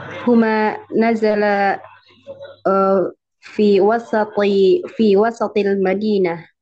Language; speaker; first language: Arabic; non-native, learner; Indonesian